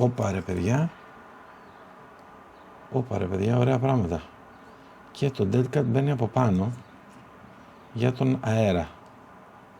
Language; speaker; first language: Greek; native; Greek